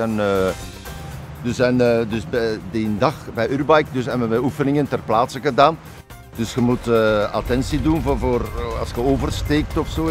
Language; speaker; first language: Dutch; non-native, local second language; French